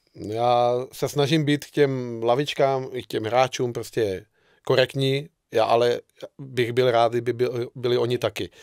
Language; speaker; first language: Czech; non-native, fluent; Hungarian